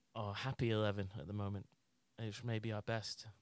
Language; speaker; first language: English; native; English